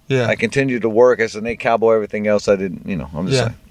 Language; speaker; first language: English; native; English